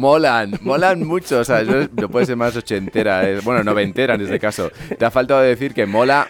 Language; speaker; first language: Spanish; native; Spanish